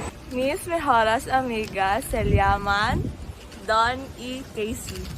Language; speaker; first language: Spanish; non-native, learner; Filipino